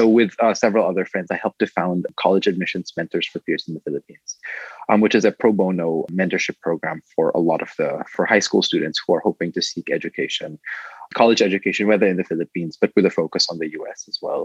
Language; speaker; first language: English; non-native, local second language; Filipino